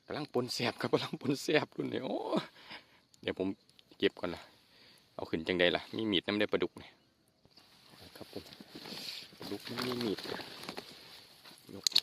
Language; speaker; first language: Thai; non-native, local second language; Northeastern Thai